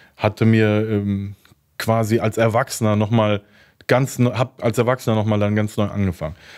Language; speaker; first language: German; early bilingual, other home language; Turkish